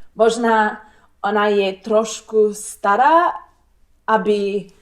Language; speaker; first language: Czech; non-native, learner; English